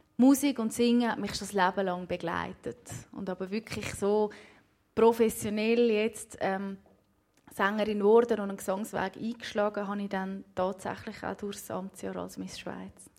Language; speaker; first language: German; native; German